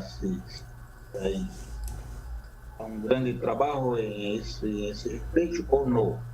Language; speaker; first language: Spanish; non-native, fluent; Portuguese